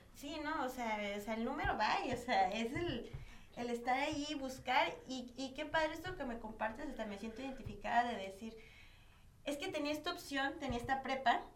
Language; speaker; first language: Spanish; native; Spanish